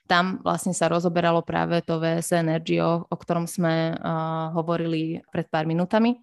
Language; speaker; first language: Slovak; native; Slovak